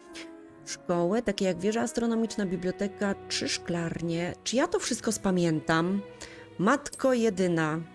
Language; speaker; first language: Polish; native; Polish